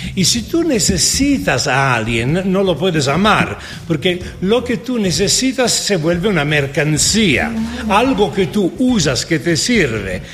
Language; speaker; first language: Spanish; non-native, fluent; Italian